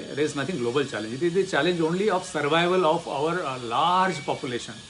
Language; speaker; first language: English; non-native, local second language; Marathi